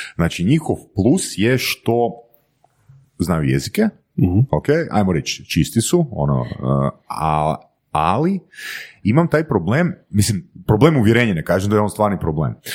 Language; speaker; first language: Croatian; native; Croatian